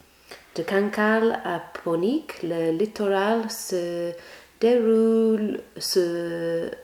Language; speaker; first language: French; non-native, learner; English